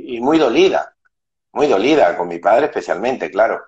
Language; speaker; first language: Spanish; native; Spanish